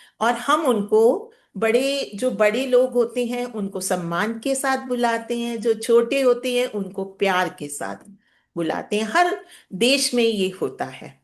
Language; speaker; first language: Hindi; native; Hindi